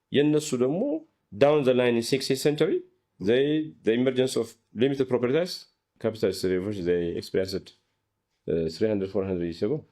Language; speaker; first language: English; non-native, local second language; Amharic